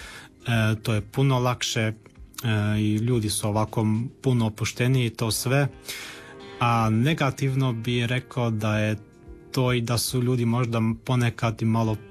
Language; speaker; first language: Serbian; early bilingual, heritage; Croatian